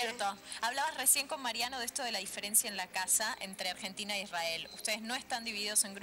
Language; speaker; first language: Spanish; native; Spanish